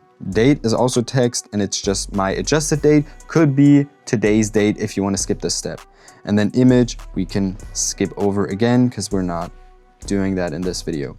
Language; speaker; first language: English; non-native, fluent; German